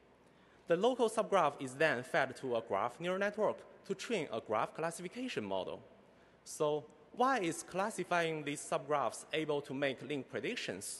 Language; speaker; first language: English; non-native, fluent; Chinese